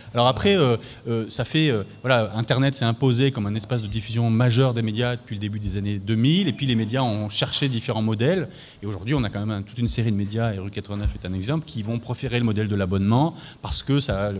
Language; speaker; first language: French; native; French